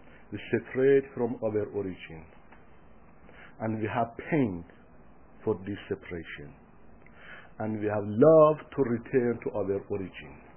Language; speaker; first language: English; non-native, fluent; Persian